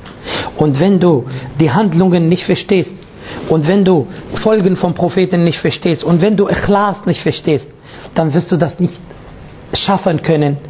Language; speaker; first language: German; non-native, fluent; Arabic